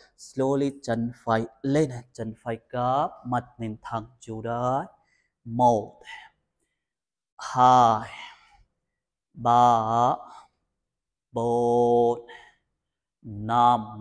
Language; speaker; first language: Vietnamese; non-native, learner; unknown